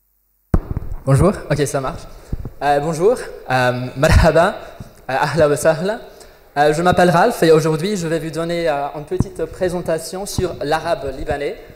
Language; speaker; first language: French; non-native, fluent; English